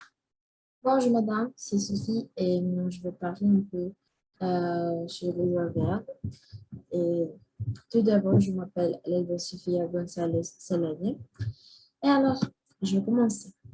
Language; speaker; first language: French; non-native, learner; Spanish